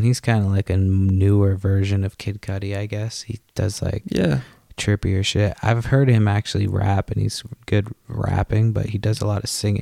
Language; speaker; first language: English; native; English